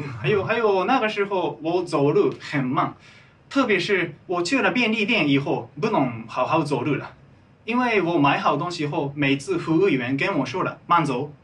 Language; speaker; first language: Chinese; non-native, fluent; Japanese